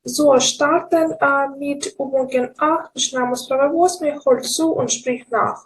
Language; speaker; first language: German; non-native, learner; Ukrainian